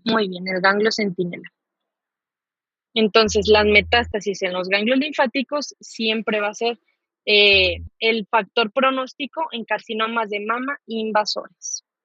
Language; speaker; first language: Spanish; native; Spanish